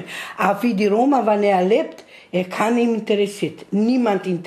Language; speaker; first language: German; non-native, learner; Romany